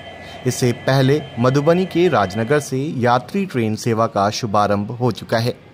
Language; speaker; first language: Hindi; native; Hindi